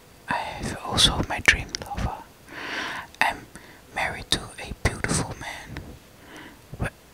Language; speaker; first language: English; non-native, learner; Dutch